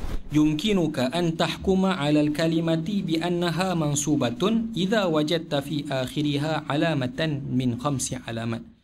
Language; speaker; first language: Arabic; non-native, fluent; Malay